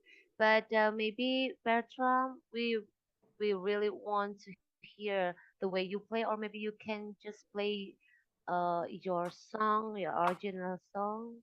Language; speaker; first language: English; non-native, local second language; Indonesian